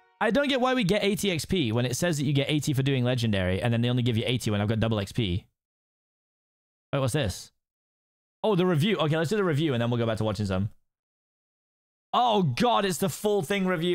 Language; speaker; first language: English; native; English